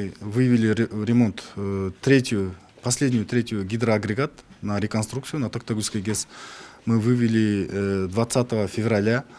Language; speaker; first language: Russian; non-native, local second language; Kyrgyz